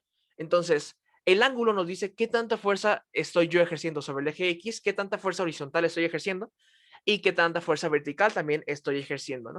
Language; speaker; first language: Spanish; native; Spanish